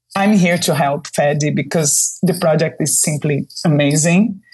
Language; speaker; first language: English; non-native, fluent; Portuguese